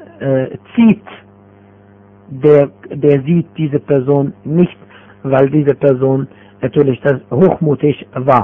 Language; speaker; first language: German; non-native, fluent; Arabic